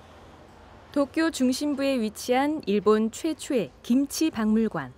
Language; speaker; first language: Korean; native; Korean